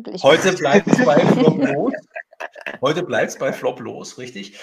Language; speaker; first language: German; native; German